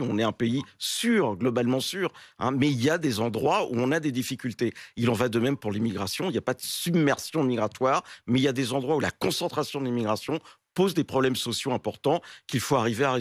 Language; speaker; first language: French; native; French